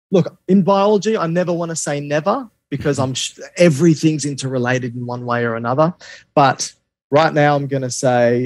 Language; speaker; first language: English; native; English